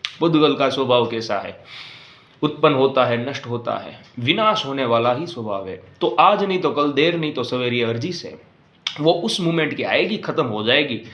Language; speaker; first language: Hindi; non-native, local second language; Gujarati